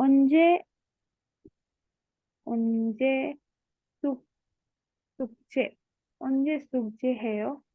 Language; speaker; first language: Korean; non-native, learner; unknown